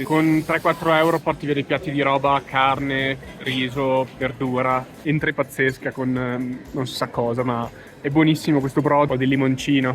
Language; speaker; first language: Italian; native; Italian